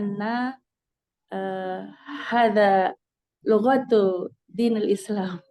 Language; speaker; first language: Arabic; non-native, learner; Indonesian